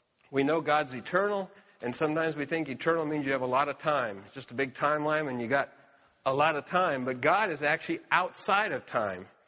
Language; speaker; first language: English; native; English